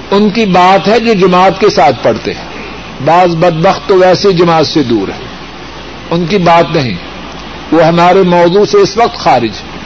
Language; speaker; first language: Urdu; non-native, local second language; Punjabi